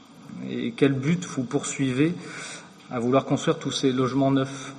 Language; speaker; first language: French; native; French